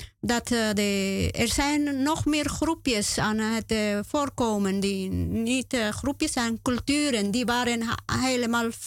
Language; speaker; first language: Dutch; non-native, learner; Spanish